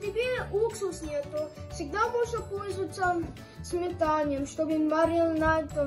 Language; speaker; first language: Russian; non-native, learner; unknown